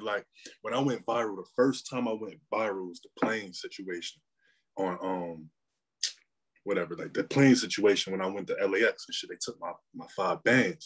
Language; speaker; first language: English; native; English